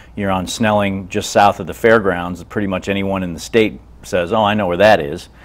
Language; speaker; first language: English; native; English